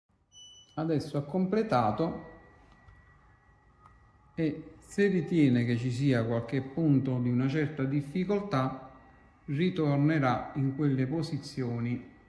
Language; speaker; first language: Italian; native; Italian